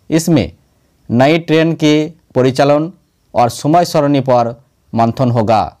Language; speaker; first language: Hindi; native; Hindi